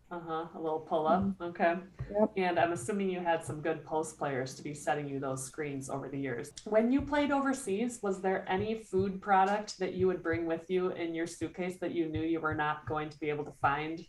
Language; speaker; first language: English; native; English